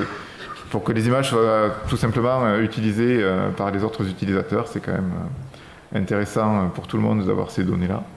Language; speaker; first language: French; native; French